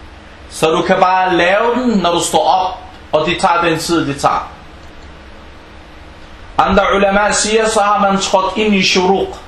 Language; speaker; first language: Danish; early bilingual, other home language; Arabic